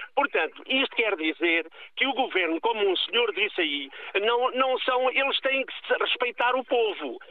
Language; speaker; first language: Portuguese; native; Portuguese